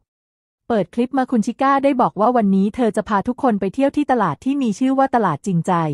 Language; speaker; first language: Thai; native; Thai